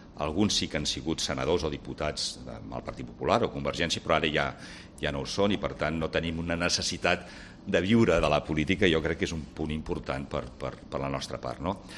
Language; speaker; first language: Catalan; native; Catalan